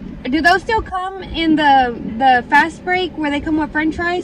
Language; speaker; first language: English; early bilingual, other home language; Spanish